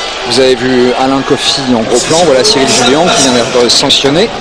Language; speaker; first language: French; native; French